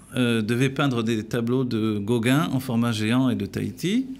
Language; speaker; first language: French; native; French